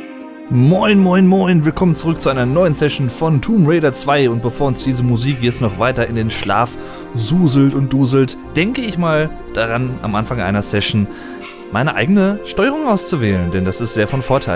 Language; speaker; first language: German; native; German